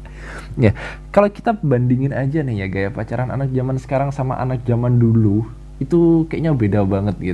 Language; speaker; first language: Indonesian; native; Indonesian